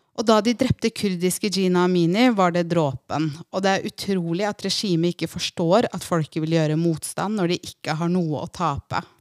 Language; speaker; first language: Norwegian; early bilingual, other home language; Persian